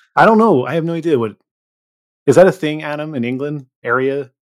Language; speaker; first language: English; native; English